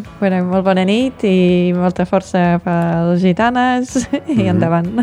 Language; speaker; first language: Catalan; non-native, fluent; English